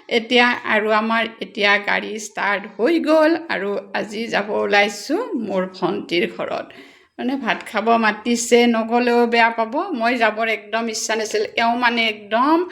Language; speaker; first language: Assamese; native; Assamese